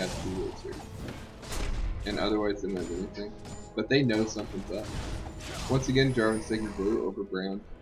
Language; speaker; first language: English; native; English